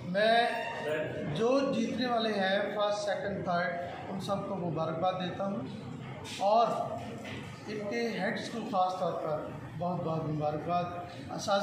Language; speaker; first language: Urdu; non-native, local second language; Punjabi